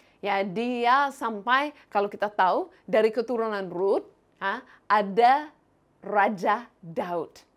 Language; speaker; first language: Indonesian; non-native, fluent; English